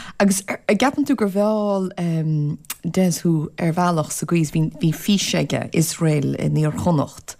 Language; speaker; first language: Irish; native; Irish